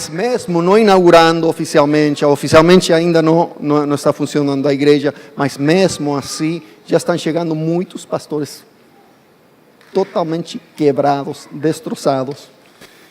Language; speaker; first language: Portuguese; non-native, fluent; English